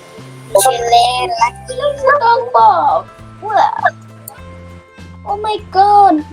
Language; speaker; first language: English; non-native, learner; Thai